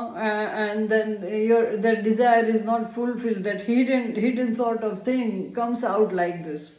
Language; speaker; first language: English; non-native, local second language; Gujarati